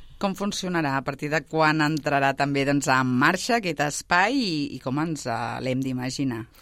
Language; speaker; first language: Catalan; native; Catalan